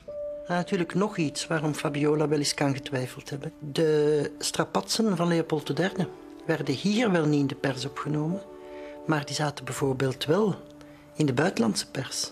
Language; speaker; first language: Dutch; native; Dutch